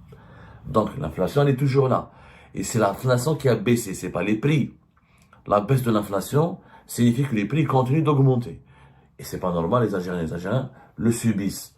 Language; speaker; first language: French; non-native, local second language; Arabic